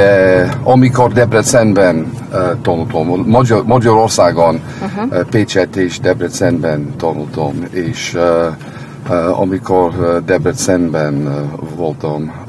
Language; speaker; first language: Hungarian; non-native, learner; English